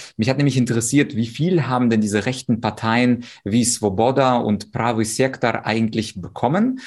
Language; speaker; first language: German; early bilingual, other home language; Russian